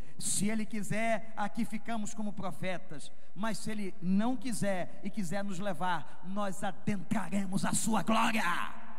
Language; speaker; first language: Portuguese; native; Portuguese